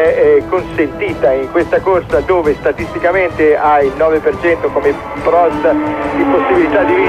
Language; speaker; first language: Italian; native; Italian